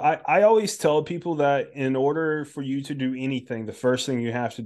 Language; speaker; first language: English; native; English